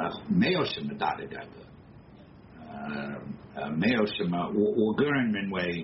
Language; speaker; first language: Chinese; non-native, fluent; English